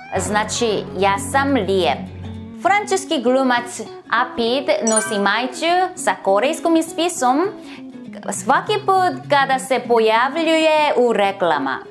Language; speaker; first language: Serbian; non-native, learner; Korean